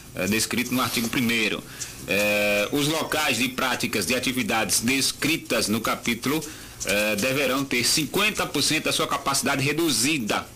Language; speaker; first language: Portuguese; native; Portuguese